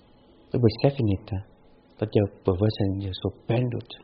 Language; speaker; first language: Dutch; non-native, fluent; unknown